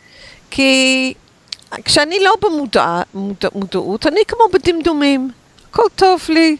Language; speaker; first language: Hebrew; non-native, fluent; English